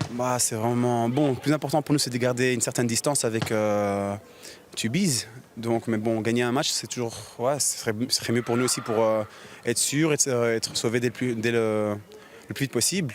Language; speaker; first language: French; native; French